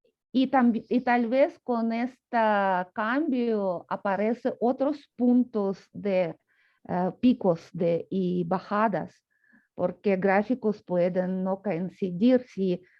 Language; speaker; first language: Spanish; non-native, fluent; Russian